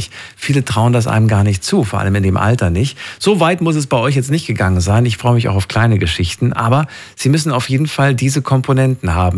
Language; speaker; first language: German; native; German